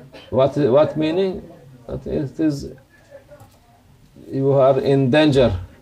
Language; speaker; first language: English; non-native, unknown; Turkish